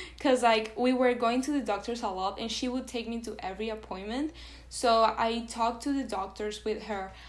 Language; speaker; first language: English; non-native, fluent; Spanish